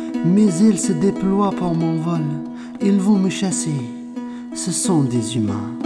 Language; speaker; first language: French; early bilingual, other home language; Kurdish